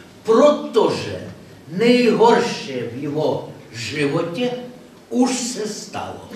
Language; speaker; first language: Czech; non-native, learner; Russian